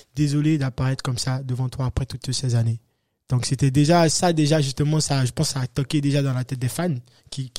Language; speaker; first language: French; native; French